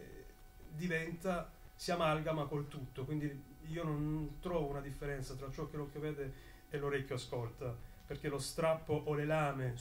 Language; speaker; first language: Italian; native; Italian